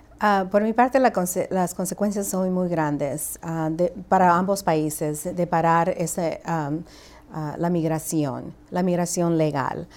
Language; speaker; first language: Spanish; early bilingual, heritage; Spanish